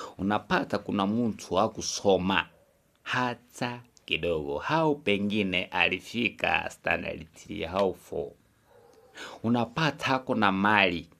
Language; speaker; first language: Swahili; non-native, local second language; Kikuyu